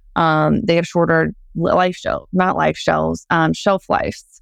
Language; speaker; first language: English; native; English